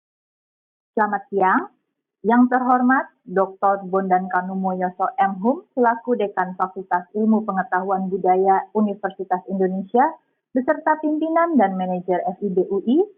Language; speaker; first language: Indonesian; native; Indonesian